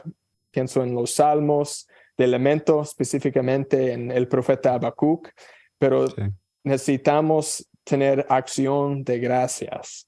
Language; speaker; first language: Spanish; non-native, fluent; English